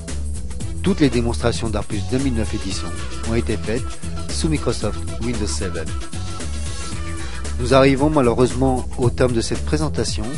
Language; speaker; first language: French; native; French